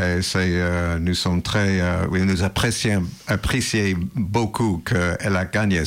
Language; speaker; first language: French; non-native, learner; English